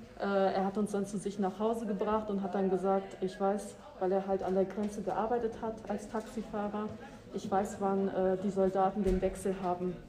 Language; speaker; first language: German; early bilingual, other home language; Albanian